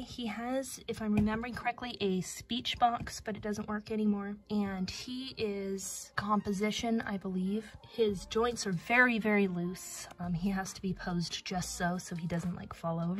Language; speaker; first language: English; native; English